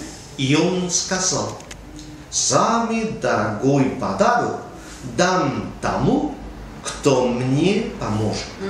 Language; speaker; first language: Russian; non-native, learner; Spanish